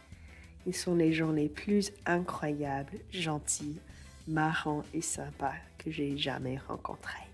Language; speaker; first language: French; non-native, fluent; English